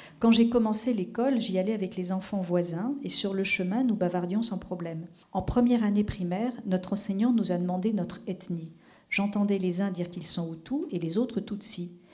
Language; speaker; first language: French; native; French